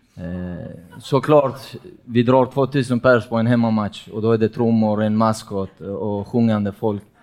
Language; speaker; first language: Swedish; non-native, fluent; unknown